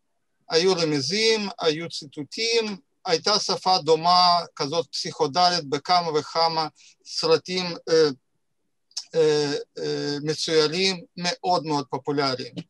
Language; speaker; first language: Hebrew; non-native, fluent; Russian